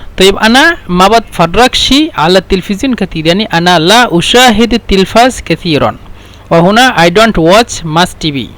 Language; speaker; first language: Egyptian Arabic; non-native, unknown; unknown